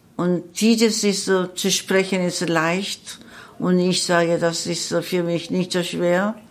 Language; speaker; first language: German; non-native, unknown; Korean